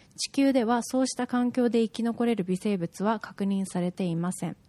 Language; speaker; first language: Japanese; native; Japanese